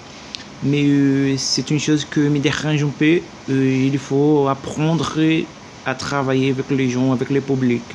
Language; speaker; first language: French; non-native, learner; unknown